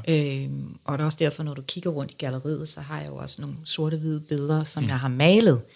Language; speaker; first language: Danish; early bilingual, other home language; English